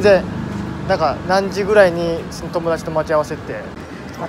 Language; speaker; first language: Japanese; native; Japanese